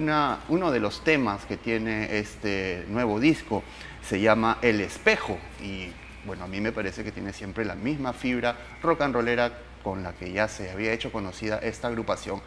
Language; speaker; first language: Spanish; native; Spanish